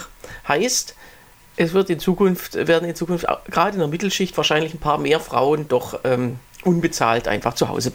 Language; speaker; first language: German; native; German